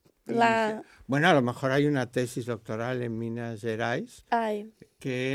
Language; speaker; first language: Spanish; native; Spanish